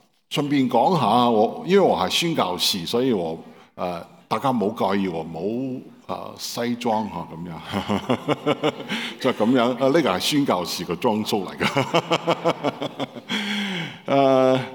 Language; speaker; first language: Cantonese; non-native, fluent; Chinese